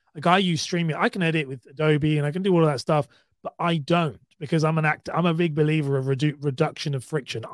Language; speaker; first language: English; native; English